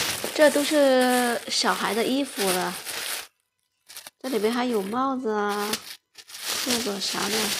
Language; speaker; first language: Chinese; non-native, fluent; Lao